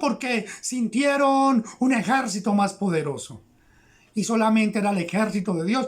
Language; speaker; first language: Spanish; native; Spanish